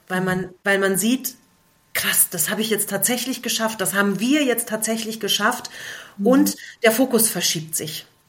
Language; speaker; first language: German; native; German